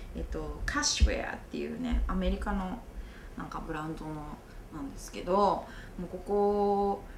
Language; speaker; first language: Japanese; native; Japanese